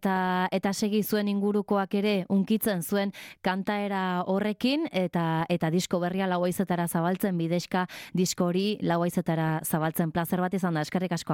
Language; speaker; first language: Basque; native; Basque